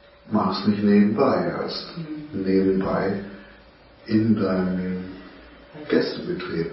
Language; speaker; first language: German; native; German